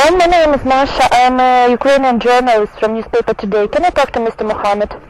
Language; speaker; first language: English; non-native, learner; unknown